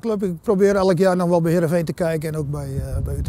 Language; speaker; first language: Dutch; native; Dutch